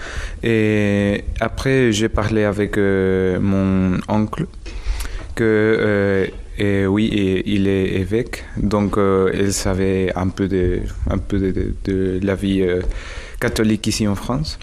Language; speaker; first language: French; non-native, fluent; Spanish